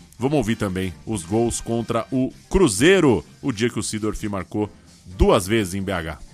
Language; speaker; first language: Portuguese; native; Portuguese